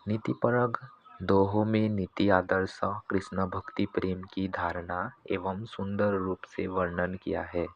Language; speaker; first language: Hindi; non-native, local second language; Assamese